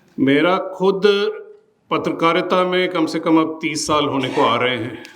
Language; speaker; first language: Hindi; non-native, local second language; Punjabi